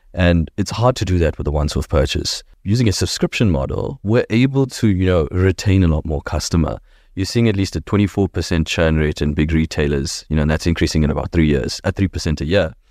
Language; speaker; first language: English; native; English